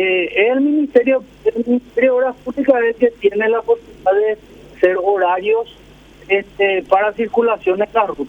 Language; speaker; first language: Spanish; native; Spanish